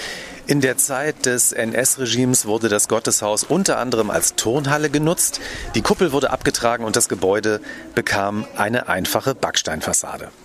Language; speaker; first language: German; native; German